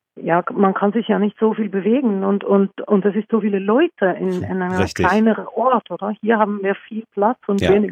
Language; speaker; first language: German; non-native, fluent; Norwegian